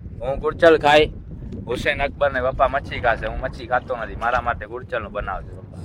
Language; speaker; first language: Gujarati; non-native, local second language; Kachhi